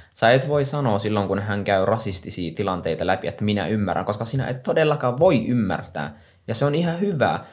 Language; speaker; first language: Finnish; non-native, fluent; Somali